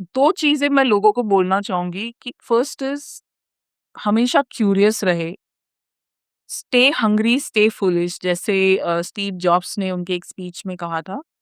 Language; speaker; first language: Hindi; non-native, local second language; Malayalam